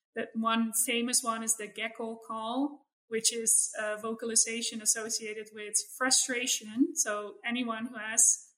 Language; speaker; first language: English; non-native, fluent; Dutch